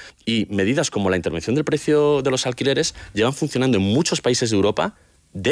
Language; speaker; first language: Spanish; native; Spanish